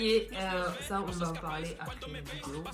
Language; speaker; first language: French; native; French